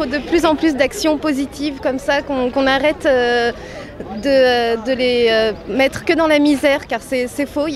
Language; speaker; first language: French; non-native, fluent; Romanian